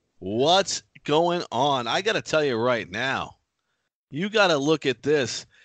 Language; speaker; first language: English; native; English